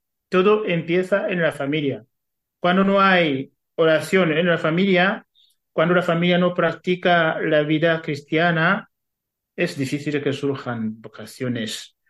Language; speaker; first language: Spanish; non-native, fluent; Kinyarwanda